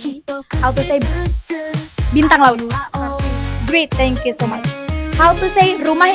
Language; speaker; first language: English; non-native, fluent; Indonesian